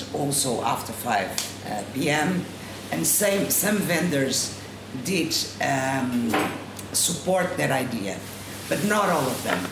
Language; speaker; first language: English; non-native, fluent; Portuguese